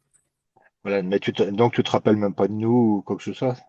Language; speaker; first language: French; native; French